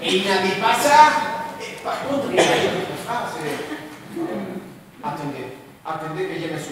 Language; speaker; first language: French; non-native, learner; Spanish